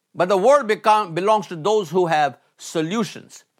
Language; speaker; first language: English; non-native, local second language; Hindi